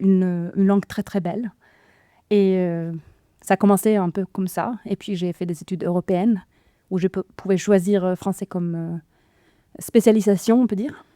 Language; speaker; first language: French; non-native, fluent; Norwegian